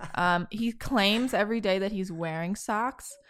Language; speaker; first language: English; native; English